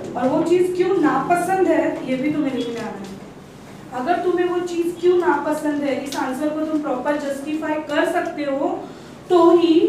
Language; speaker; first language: Hindi; non-native, local second language; Marathi